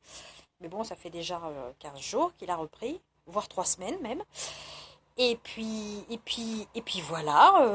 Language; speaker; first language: French; native; French